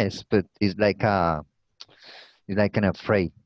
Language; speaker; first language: English; non-native, learner; Spanish